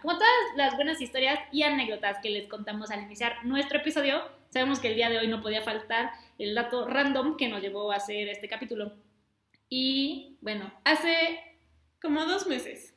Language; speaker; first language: Spanish; native; Spanish